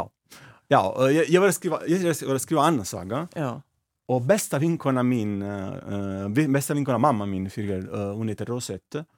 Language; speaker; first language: Icelandic; non-native, learner; Italian